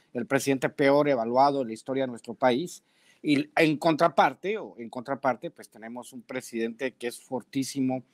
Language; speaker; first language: Spanish; native; Spanish